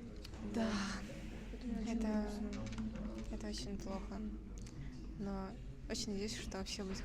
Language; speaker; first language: Russian; non-native, learner; Mongolian